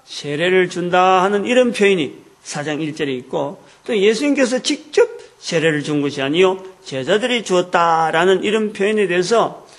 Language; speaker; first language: Korean; native; Korean